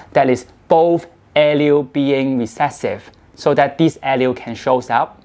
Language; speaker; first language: English; non-native, local second language; Cantonese